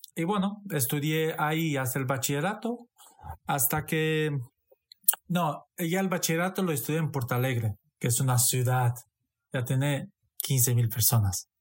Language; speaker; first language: Spanish; non-native, fluent; Romanian